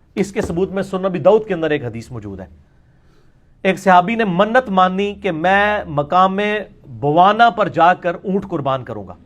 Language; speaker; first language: Urdu; non-native, local second language; Punjabi